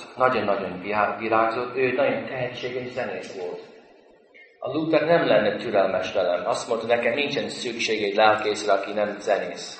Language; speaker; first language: Hungarian; non-native, fluent; English